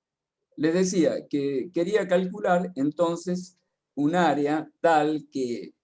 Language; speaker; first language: Spanish; native; Spanish